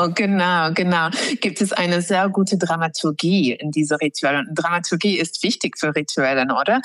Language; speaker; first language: German; non-native, fluent; English